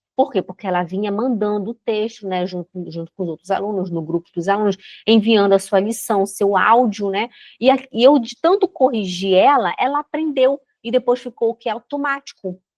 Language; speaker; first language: Portuguese; native; Portuguese